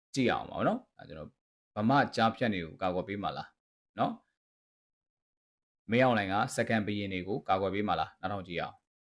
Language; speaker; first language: Burmese; native; Burmese